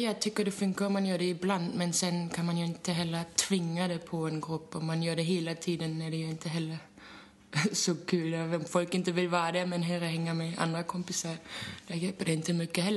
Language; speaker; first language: Swedish; non-native, fluent; German